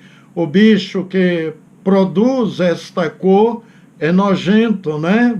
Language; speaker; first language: Portuguese; native; Portuguese